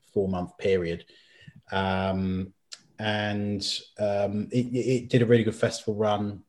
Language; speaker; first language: English; native; English